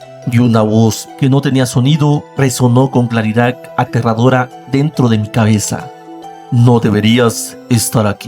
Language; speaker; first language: Spanish; native; Spanish